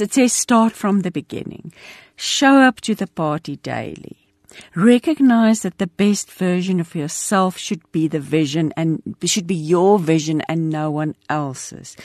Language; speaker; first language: English; non-native, local second language; Afrikaans